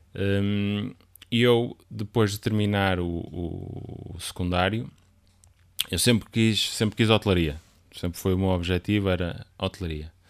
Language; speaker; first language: Portuguese; native; Portuguese